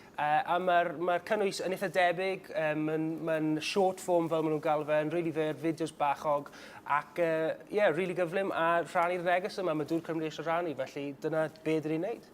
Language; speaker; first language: Welsh; native; Welsh